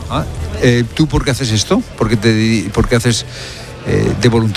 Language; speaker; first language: Spanish; native; Spanish